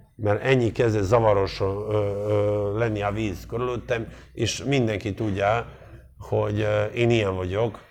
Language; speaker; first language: Hungarian; non-native, fluent; Serbian